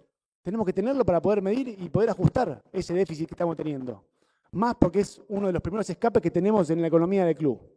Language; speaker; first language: Spanish; native; Spanish